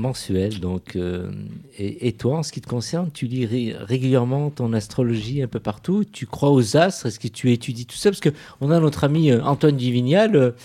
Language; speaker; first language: French; native; French